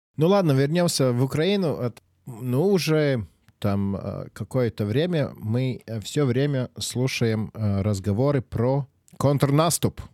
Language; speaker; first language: Russian; non-native, local second language; Latvian